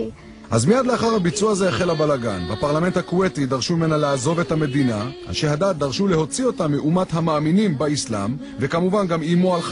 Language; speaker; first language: Hebrew; native; Hebrew